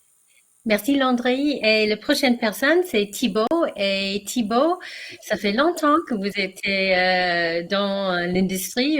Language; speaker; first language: French; non-native, learner; English